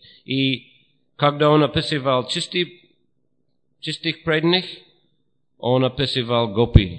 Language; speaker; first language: Russian; non-native, fluent; English